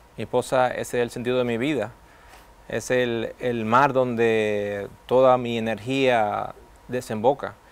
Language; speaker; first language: Spanish; early bilingual, heritage; Spanish